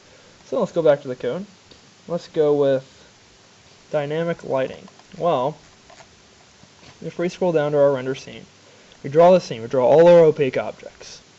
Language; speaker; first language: English; native; English